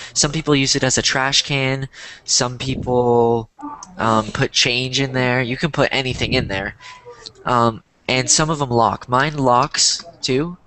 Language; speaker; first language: English; native; English